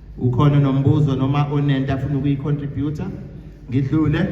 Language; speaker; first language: Zulu; native; Zulu